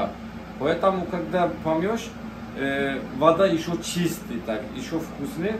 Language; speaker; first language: Russian; non-native, learner; Turkish